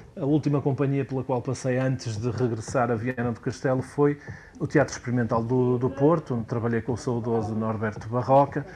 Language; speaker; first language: Portuguese; native; Portuguese